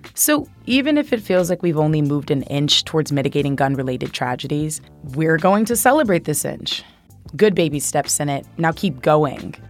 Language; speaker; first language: English; native; English